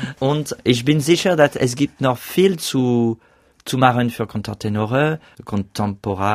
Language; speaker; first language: German; non-native, learner; French